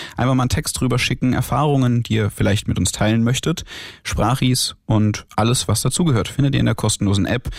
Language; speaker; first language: German; native; German